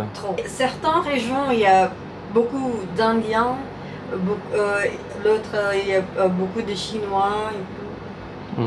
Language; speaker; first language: French; non-native, fluent; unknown